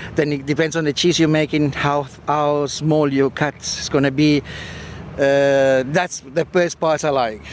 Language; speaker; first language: English; non-native, fluent; Italian